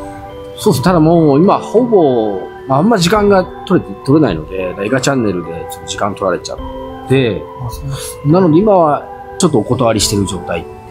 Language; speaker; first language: Japanese; native; Japanese